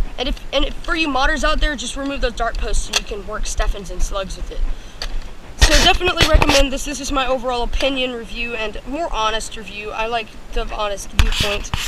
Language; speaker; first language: English; native; English